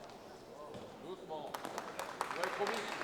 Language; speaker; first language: French; native; French